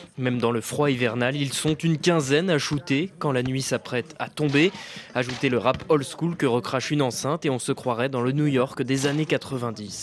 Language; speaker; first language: French; native; French